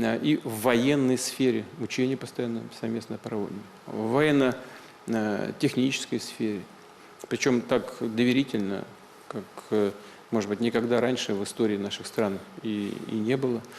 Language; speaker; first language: Russian; native; Russian